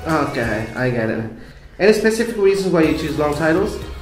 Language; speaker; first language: English; non-native, fluent; Indonesian